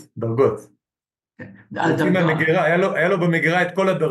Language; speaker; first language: Hebrew; native; Hebrew